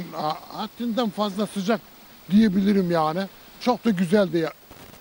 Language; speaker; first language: Turkish; native; Turkish